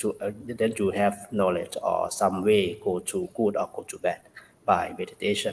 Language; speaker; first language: English; non-native, learner; Thai